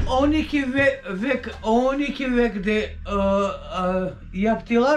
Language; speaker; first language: Turkish; non-native, learner; Svan